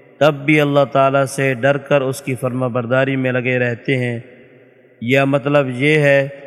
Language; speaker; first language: Urdu; native; Urdu